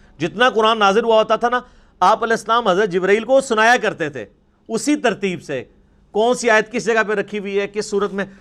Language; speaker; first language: Urdu; non-native, local second language; Punjabi